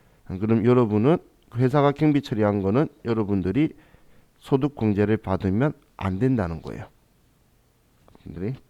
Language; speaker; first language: Korean; native; Korean